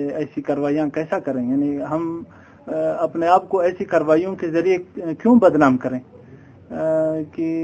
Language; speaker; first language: Urdu; non-native, local second language; Pashto